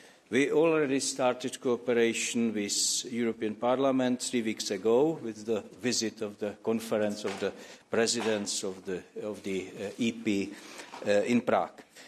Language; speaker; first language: English; non-native, fluent; Czech